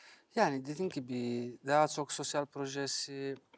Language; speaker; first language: Turkish; non-native, fluent; Italian